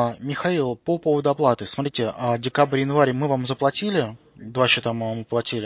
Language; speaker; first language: Russian; native; Russian